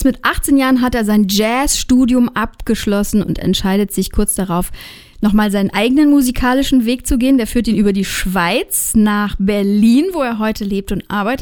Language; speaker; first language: German; native; German